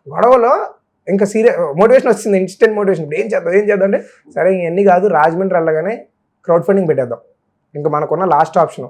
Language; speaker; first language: Telugu; native; Telugu